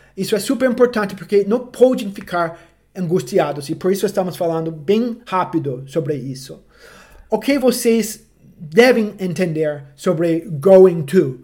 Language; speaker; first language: Portuguese; non-native, fluent; English